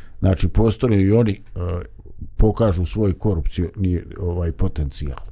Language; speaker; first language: Bosnian; native; Bosnian